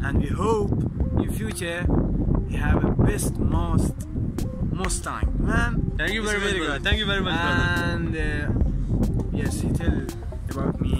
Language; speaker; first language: English; non-native, learner; Persian